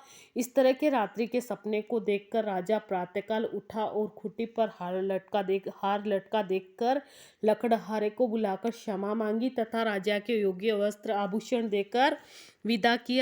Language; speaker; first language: Hindi; native; Hindi